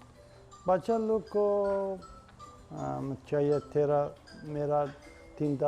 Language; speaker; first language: Hindi; non-native, learner; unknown